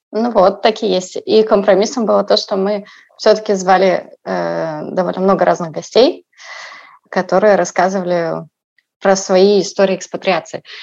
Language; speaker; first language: Russian; native; Russian